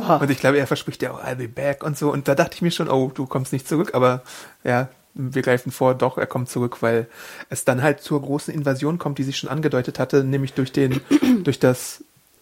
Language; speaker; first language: German; native; German